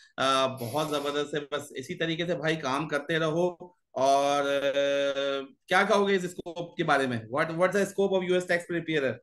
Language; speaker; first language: Urdu; native; Urdu